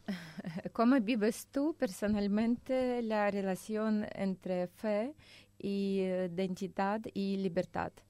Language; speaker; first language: Spanish; non-native, fluent; Russian